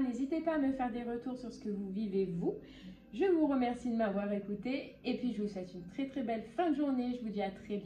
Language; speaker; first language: French; native; French